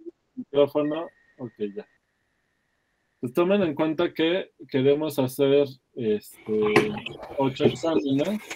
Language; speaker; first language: Spanish; native; Spanish